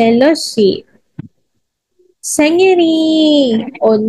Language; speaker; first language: Korean; non-native, fluent; Filipino